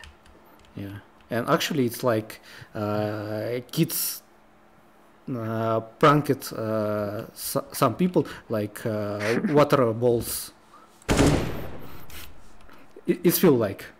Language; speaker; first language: English; non-native, learner; Russian